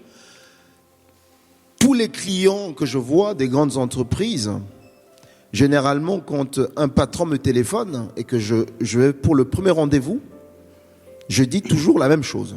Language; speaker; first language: French; native; French